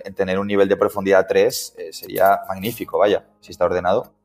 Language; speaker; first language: Spanish; native; Spanish